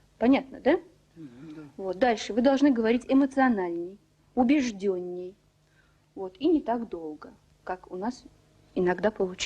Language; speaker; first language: Russian; native; Russian